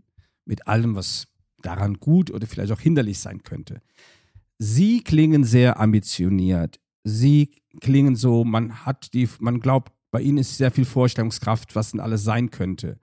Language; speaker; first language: German; native; German